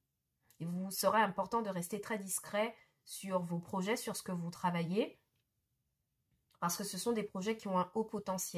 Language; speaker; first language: French; native; French